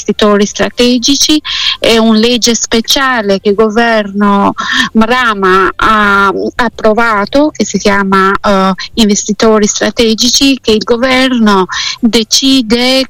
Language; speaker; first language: Italian; non-native, fluent; Albanian